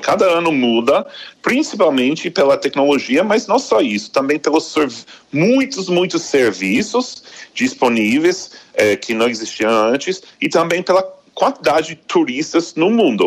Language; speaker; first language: Portuguese; non-native, fluent; English